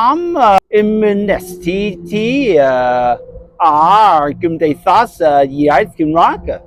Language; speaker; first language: Welsh; non-native, learner; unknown